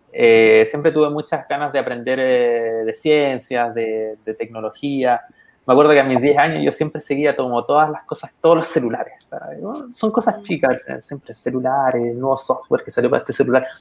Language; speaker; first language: Spanish; native; Spanish